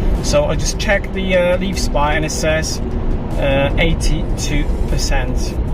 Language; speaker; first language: English; non-native, fluent; Polish